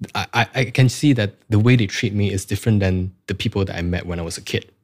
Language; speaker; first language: English; non-native, local second language; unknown